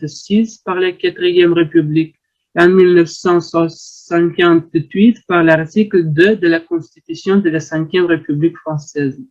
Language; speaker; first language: French; non-native, learner; Russian